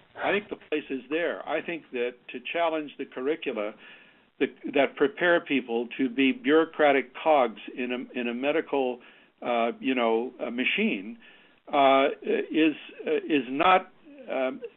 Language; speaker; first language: English; native; English